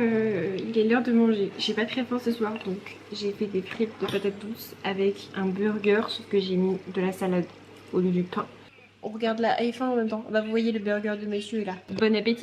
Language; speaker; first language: French; native; French